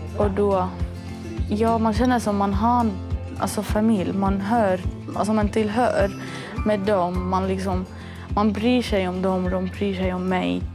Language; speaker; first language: Swedish; non-native, fluent; Arabic